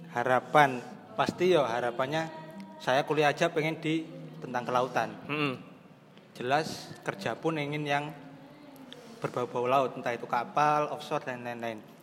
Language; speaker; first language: Indonesian; non-native, local second language; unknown